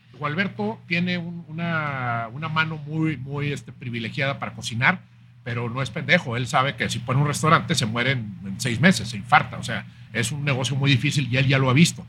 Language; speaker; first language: Spanish; native; Spanish